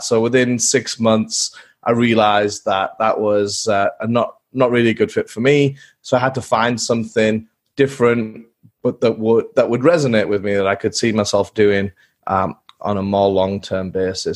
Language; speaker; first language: English; native; English